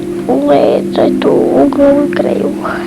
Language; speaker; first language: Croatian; non-native, learner; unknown